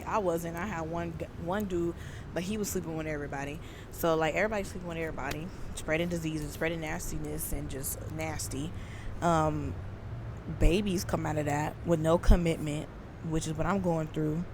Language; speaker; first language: English; native; English